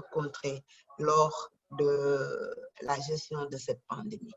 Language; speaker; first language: French; non-native, local second language; Wolof